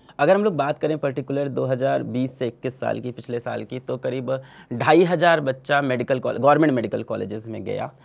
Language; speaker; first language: Hindi; native; Hindi